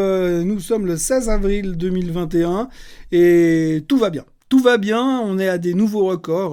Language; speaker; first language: French; native; French